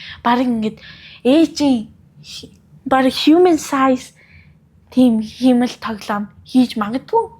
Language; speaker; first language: Mongolian; early bilingual, heritage; Mongolian